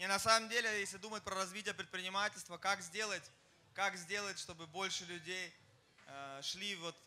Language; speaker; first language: Russian; non-native, fluent; German